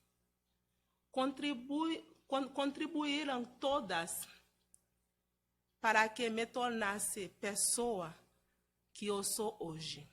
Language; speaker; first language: Portuguese; non-native, fluent; Haitian Creole